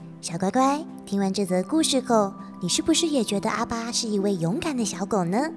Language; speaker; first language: Chinese; native; Chinese